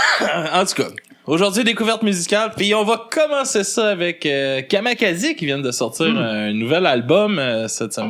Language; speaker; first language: French; native; French